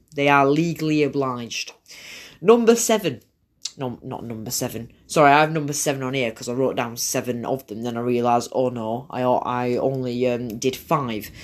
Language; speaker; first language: English; native; English